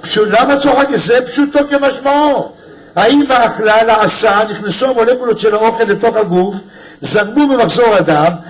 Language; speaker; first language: Hebrew; native; Hebrew